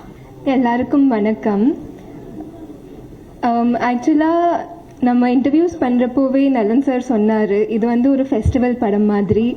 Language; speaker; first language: Tamil; non-native, fluent; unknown